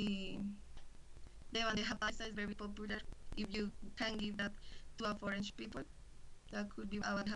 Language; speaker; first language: English; non-native, learner; Spanish